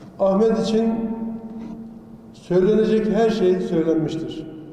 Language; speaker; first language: Turkish; native; Turkish